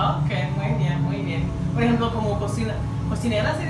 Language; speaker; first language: Spanish; non-native, learner; English